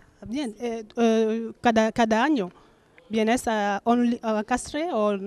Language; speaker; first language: Spanish; non-native, learner; French